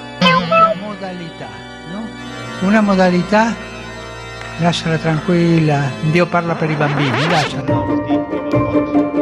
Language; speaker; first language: Italian; non-native, fluent; Spanish